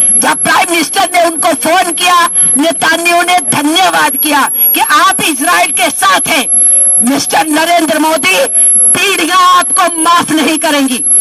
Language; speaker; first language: Hindi; native; Hindi